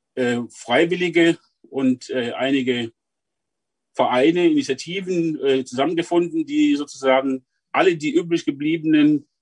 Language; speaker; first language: German; non-native, fluent; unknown